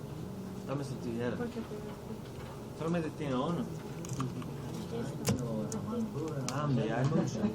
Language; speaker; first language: Spanish; non-native, learner; English